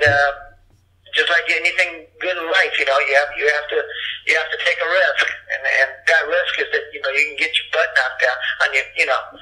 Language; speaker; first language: English; early bilingual, other home language; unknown